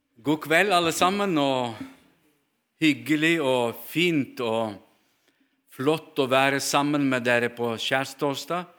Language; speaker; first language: Norwegian; non-native, fluent; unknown